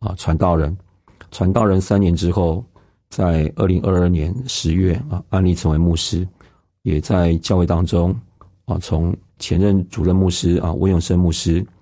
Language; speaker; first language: Chinese; non-native, local second language; Hakka Chinese